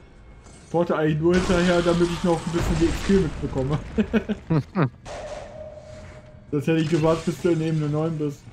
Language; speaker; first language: German; native; German